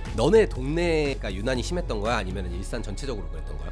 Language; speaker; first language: Korean; native; Korean